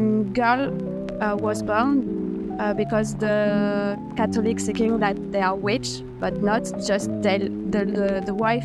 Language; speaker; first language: English; non-native, fluent; French